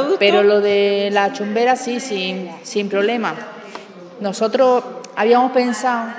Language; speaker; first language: Spanish; native; Spanish